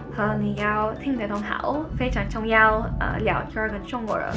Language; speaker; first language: Chinese; non-native, learner; Swedish